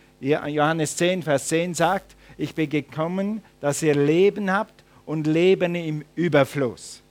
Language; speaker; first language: German; non-native, fluent; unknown